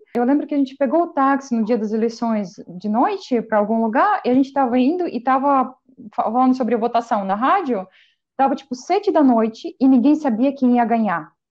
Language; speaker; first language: Portuguese; non-native, fluent; Russian